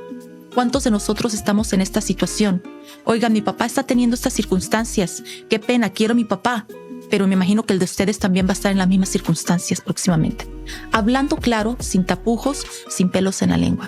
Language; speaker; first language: Spanish; native; Spanish